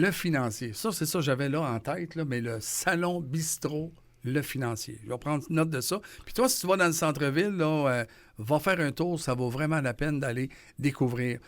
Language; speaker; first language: French; native; French